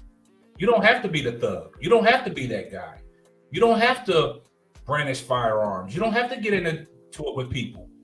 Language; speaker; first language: English; native; English